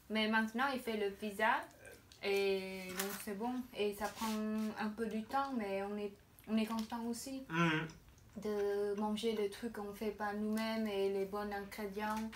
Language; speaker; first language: French; non-native, fluent; Khmer